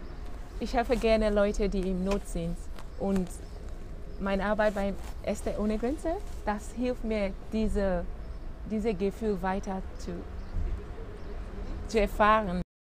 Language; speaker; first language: German; non-native, learner; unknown